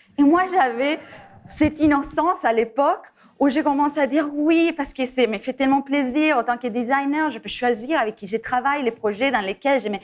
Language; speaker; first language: French; non-native, fluent; Spanish